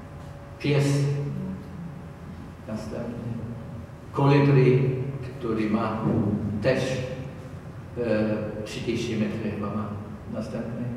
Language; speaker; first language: Polish; non-native, learner; German